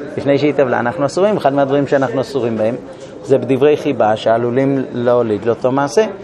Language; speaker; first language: Hebrew; non-native, fluent; English